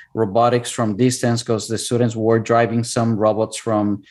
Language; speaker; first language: English; non-native, fluent; Spanish